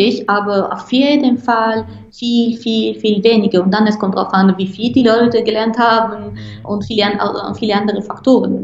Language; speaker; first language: German; non-native, fluent; Italian